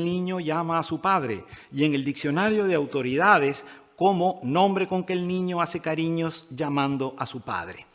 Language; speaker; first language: Spanish; native; Spanish